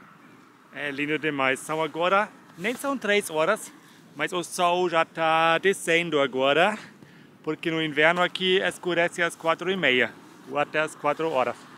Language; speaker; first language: Portuguese; non-native, fluent; German